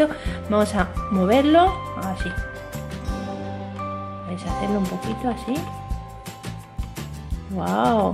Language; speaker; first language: Spanish; native; Spanish